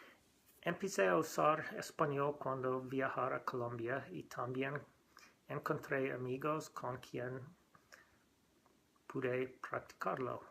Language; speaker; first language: Spanish; non-native, learner; English